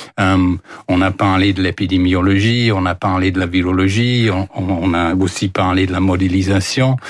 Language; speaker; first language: French; non-native, fluent; English